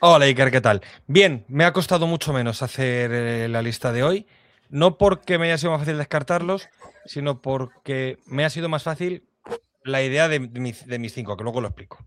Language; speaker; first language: Spanish; native; Spanish